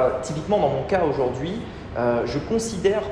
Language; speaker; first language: French; native; French